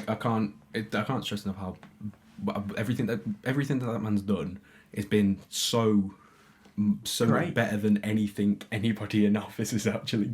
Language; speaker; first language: English; native; English